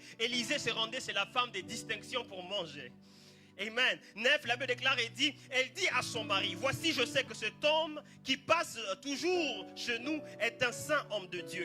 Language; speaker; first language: French; native; French